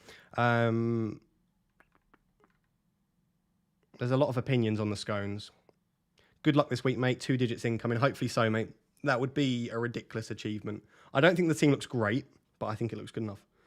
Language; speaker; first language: English; native; English